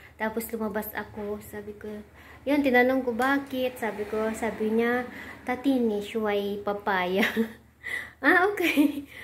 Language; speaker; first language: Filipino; non-native, local second language; Iloko